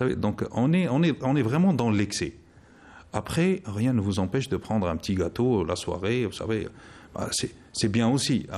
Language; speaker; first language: French; non-native, local second language; Arabic